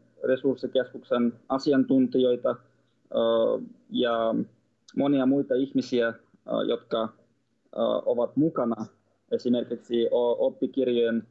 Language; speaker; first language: Finnish; non-native, fluent; Russian